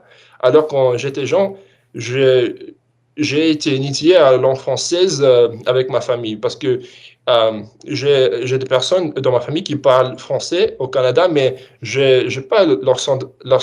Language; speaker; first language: French; non-native, learner; English